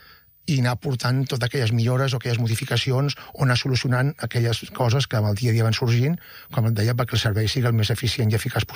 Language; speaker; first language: Catalan; native; Catalan